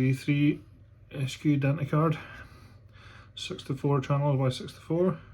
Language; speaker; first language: English; native; English